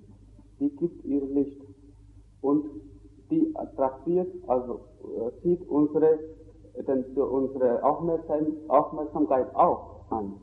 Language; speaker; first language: German; non-native, fluent; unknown